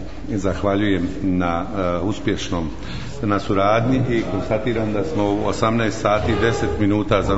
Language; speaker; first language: Croatian; native; Croatian